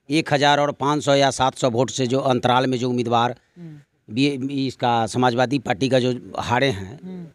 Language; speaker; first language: Hindi; native; Hindi